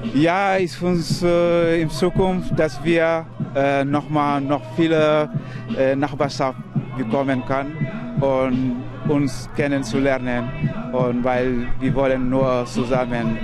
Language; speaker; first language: German; non-native, learner; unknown